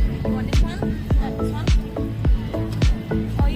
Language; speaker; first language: English; non-native, learner; Thai